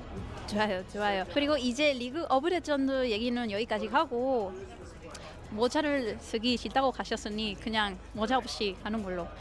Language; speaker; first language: Korean; non-native, fluent; Spanish